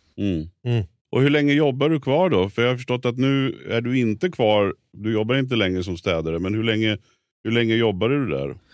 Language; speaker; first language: Swedish; native; Swedish